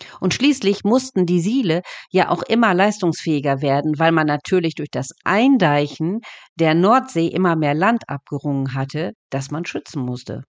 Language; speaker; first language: German; native; German